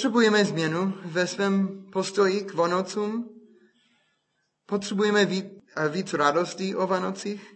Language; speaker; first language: Czech; non-native, fluent; English